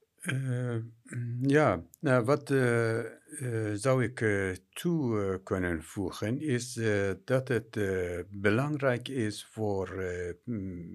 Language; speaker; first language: Dutch; non-native, fluent; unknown